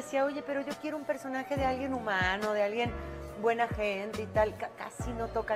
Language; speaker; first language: Spanish; early bilingual, other home language; Romanian